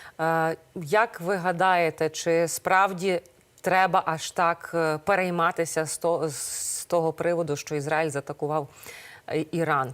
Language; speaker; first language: Ukrainian; native; Ukrainian